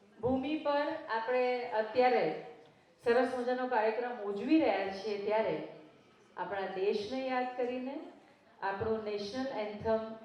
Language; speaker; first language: Gujarati; native; Gujarati